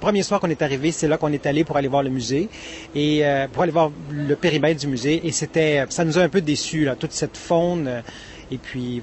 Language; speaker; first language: French; native; French